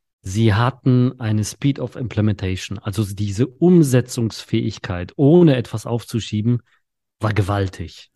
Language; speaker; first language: German; early bilingual, other home language; Polish